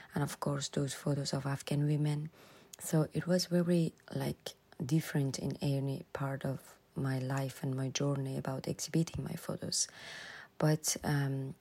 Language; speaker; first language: English; non-native, fluent; Persian